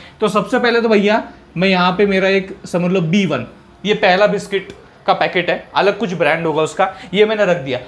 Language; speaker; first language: Hindi; non-native, local second language; Marathi